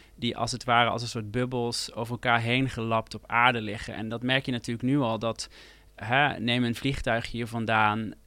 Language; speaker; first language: Dutch; native; Dutch